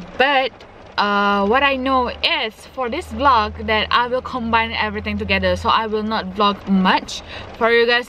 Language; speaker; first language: English; non-native, local second language; Malay